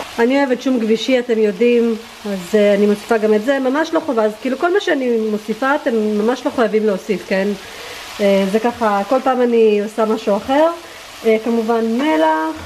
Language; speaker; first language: Hebrew; early bilingual, other home language; Russian